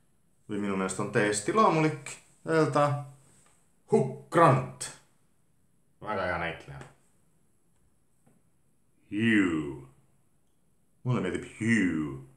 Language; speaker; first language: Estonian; non-native, fluent; Finnish